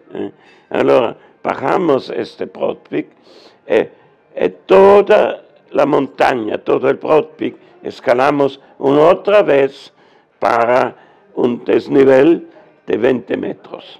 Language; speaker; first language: Spanish; non-native, learner; German